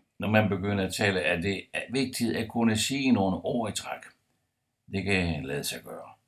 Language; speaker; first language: Danish; non-native, fluent; Italian